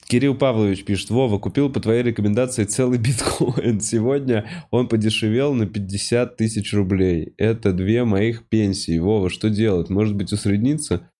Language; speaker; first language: Russian; native; Russian